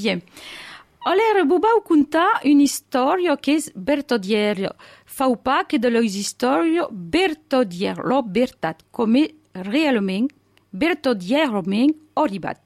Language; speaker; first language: French; native; French